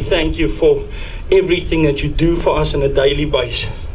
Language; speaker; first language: English; non-native, local second language; Afrikaans